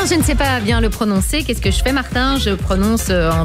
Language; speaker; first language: French; native; French